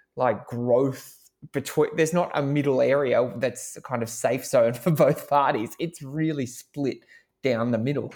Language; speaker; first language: English; native; English